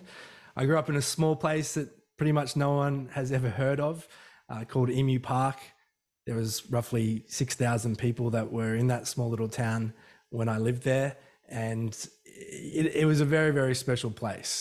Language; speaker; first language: English; native; English